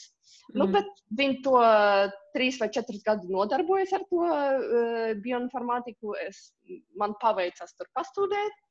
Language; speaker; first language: Latvian; non-native, local second language; Russian